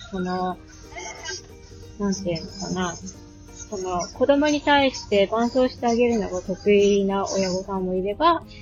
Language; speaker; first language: Japanese; native; Japanese